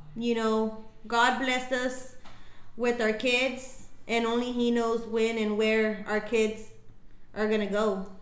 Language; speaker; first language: English; early bilingual, other home language; Spanish